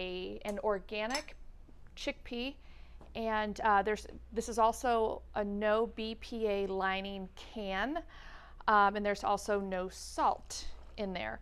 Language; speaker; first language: English; native; English